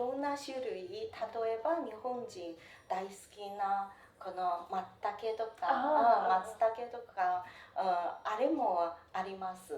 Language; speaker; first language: Japanese; non-native, fluent; Chinese